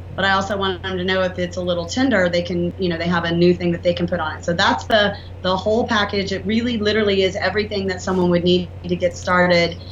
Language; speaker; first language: English; native; English